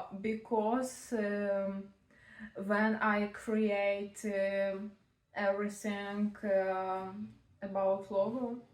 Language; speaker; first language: English; non-native, learner; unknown